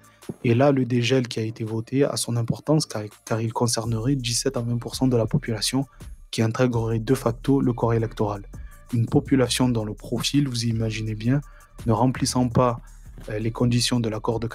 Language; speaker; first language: French; native; French